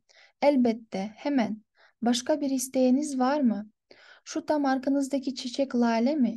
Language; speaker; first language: Turkish; non-native, fluent; Kyrgyz